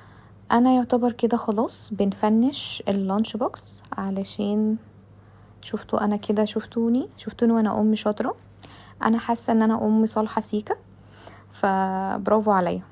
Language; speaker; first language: Arabic; native; Arabic